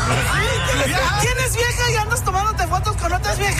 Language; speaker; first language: Spanish; early bilingual, heritage; Spanish